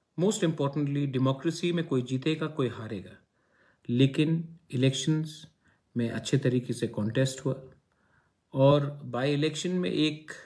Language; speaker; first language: Hindi; non-native, local second language; Kok Borok